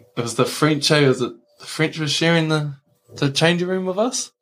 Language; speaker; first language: English; native; English